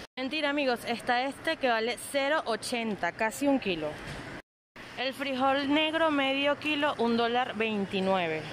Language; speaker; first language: Spanish; native; Spanish